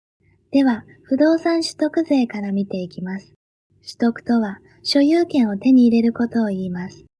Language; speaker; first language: Japanese; native; Japanese